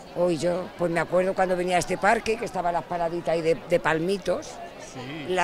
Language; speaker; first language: Spanish; native; Spanish